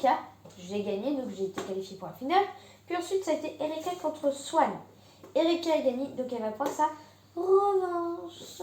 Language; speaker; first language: French; native; French